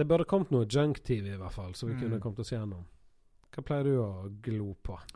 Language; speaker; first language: Norwegian; native; Norwegian